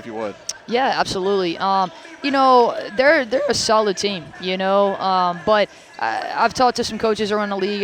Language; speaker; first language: English; native; English